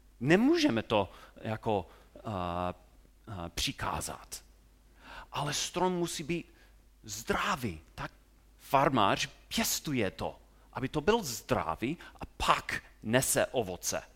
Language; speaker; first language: Czech; non-native, fluent; English